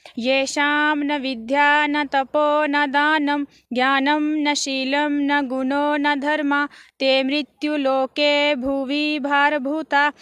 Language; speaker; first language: Hindi; non-native, local second language; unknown